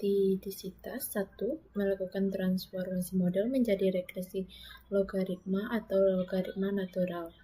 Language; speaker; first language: Indonesian; native; Indonesian